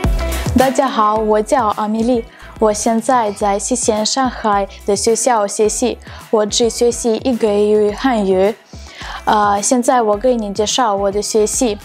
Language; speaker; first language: Chinese; non-native, learner; Russian